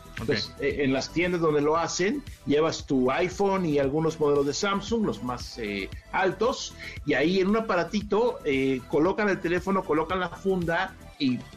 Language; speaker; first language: Spanish; native; Spanish